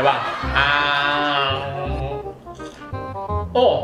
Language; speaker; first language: Chinese; native; Chinese